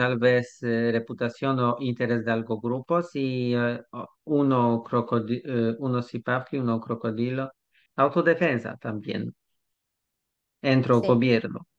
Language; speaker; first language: Spanish; non-native, learner; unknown